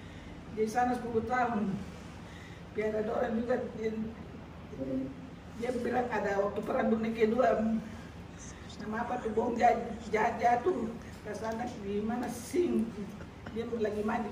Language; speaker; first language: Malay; non-native, local second language; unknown